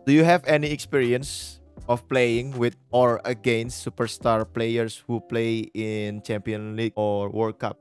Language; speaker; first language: English; non-native, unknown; Indonesian